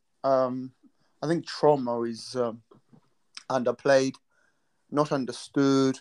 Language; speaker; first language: English; non-native, local second language; Nyanja